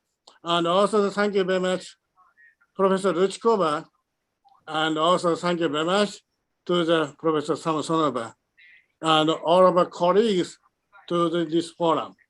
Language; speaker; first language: English; non-native, learner; Japanese